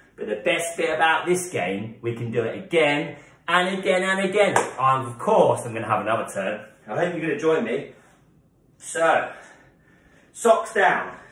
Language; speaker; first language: English; native; English